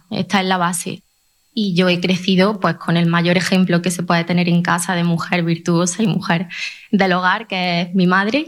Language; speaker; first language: Spanish; native; Spanish